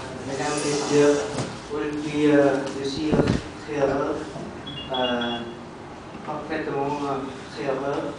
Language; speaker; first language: French; non-native, learner; Vietnamese